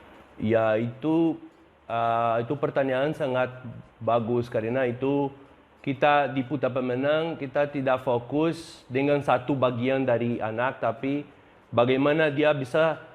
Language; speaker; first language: Indonesian; non-native, fluent; Portuguese